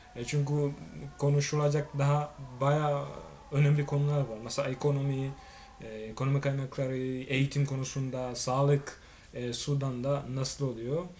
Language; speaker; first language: Turkish; non-native, fluent; Swahili